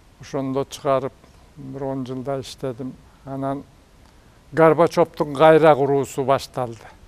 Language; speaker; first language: Kyrgyz; native; Kyrgyz